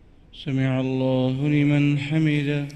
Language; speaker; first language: Arabic; native; Arabic